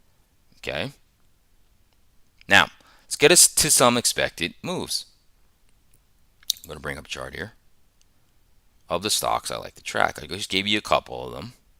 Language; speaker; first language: English; native; English